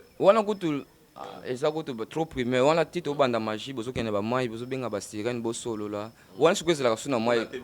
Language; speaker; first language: Lingala; non-native, local second language; Kongo